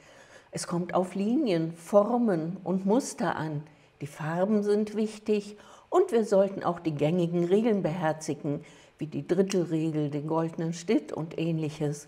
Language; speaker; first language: German; native; German